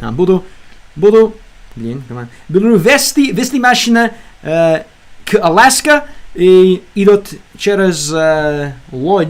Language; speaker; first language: Russian; non-native, learner; English